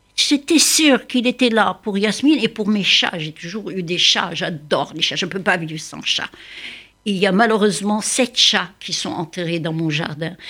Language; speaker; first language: French; non-native, local second language; Arabic